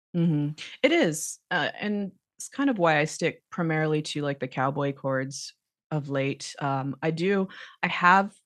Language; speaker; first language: English; native; English